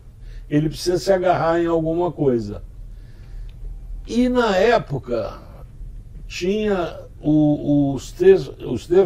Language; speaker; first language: Portuguese; early bilingual, other home language; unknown